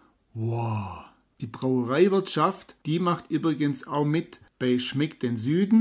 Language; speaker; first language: German; native; German